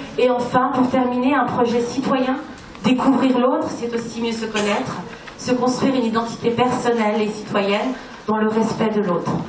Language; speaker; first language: French; native; French